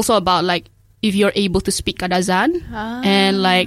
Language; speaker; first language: English; non-native, local second language; Malay